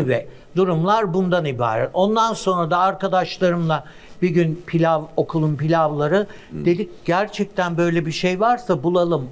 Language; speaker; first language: Turkish; native; Turkish